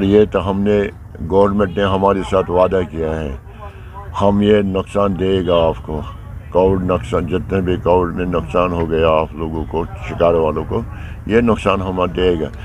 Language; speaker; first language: Hindi; non-native, local second language; Kashmiri